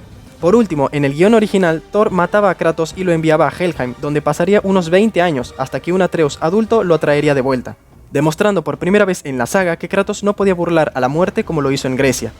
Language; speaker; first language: Spanish; native; Spanish